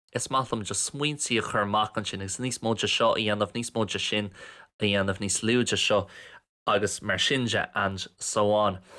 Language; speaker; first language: Irish; non-native, local second language; English